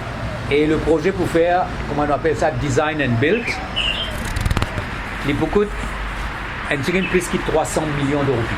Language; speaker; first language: French; non-native, local second language; Morisyen